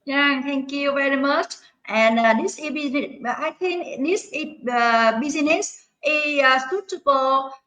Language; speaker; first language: English; non-native, learner; Vietnamese